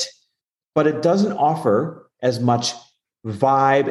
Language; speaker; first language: English; native; English